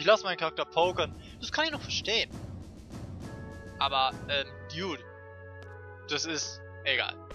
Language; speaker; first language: German; native; German